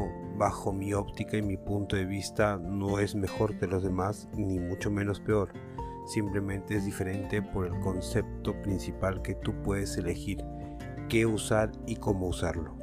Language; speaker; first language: Spanish; native; Spanish